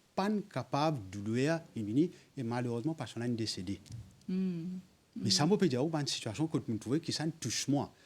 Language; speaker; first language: French; non-native, local second language; Morisyen